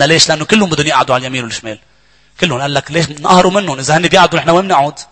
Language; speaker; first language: Arabic; native; Arabic